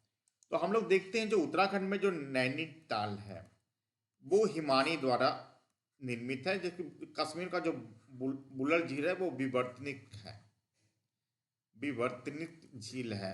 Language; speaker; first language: Hindi; native; Hindi